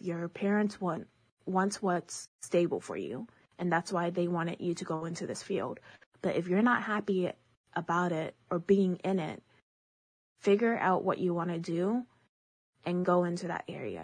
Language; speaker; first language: English; early bilingual, other home language; Chinese